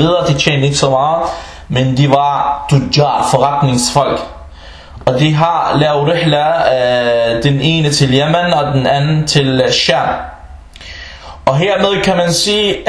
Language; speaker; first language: Danish; early bilingual, other home language; Arabic